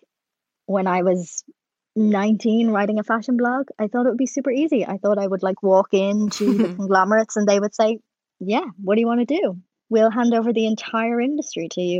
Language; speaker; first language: English; native; English